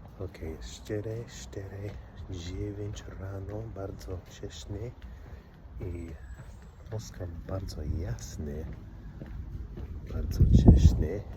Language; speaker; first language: Polish; non-native, learner; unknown